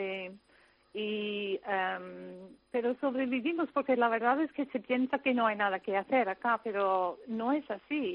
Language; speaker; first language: Spanish; non-native, fluent; English